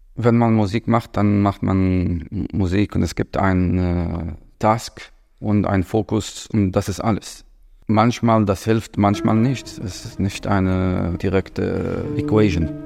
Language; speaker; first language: German; non-native, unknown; Arabic